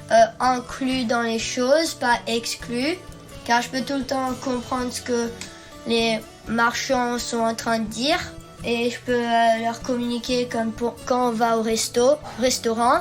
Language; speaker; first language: French; early bilingual, heritage; French